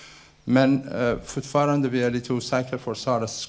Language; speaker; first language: Swedish; non-native, fluent; Persian